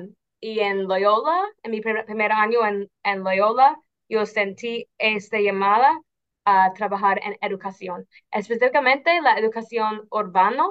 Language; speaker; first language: Spanish; non-native, fluent; English